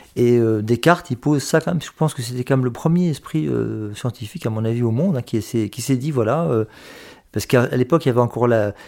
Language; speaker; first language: French; native; French